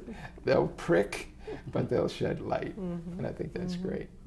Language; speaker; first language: English; native; English